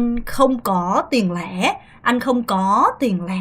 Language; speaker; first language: Vietnamese; non-native, fluent; Korean